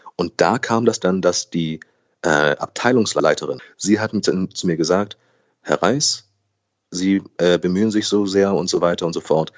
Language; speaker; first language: German; early bilingual, other home language; Portuguese